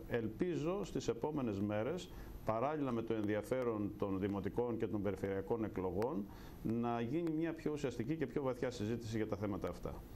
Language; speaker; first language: Greek; native; Greek